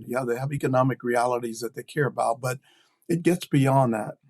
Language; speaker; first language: English; native; English